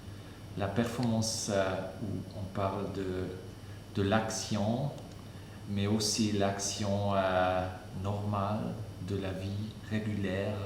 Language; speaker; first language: French; non-native, fluent; German